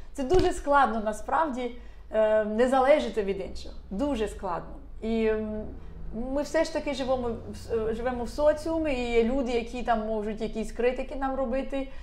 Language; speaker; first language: Ukrainian; non-native, local second language; Russian